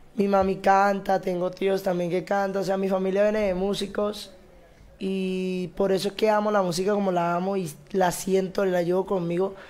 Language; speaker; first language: Spanish; native; Spanish